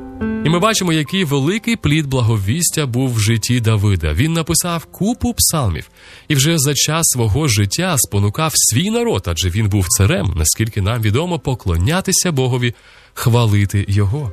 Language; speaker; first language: Ukrainian; native; Ukrainian